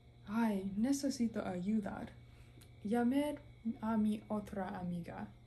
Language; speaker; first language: Spanish; non-native, learner; English